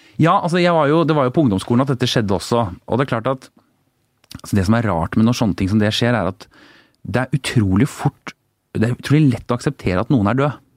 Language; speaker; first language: Norwegian; native; Norwegian